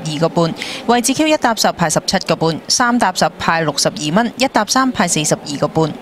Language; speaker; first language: Cantonese; native; Cantonese